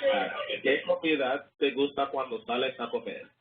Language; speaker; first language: Spanish; non-native, learner; English